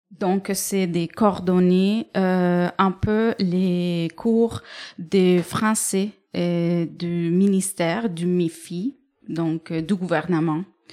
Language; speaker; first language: French; non-native, fluent; Spanish